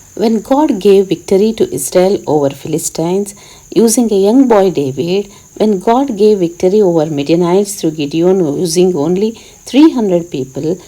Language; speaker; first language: English; non-native, local second language; Telugu